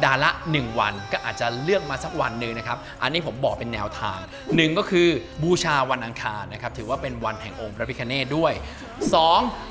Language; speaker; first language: Thai; native; Thai